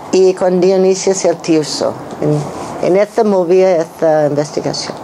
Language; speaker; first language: Spanish; non-native, fluent; English